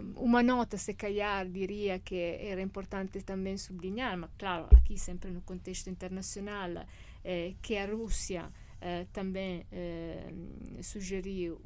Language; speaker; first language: Portuguese; non-native, fluent; Italian